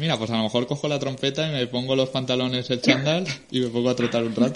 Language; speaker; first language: Spanish; native; Spanish